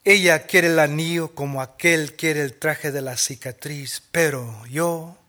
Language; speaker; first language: Spanish; early bilingual, heritage; Spanish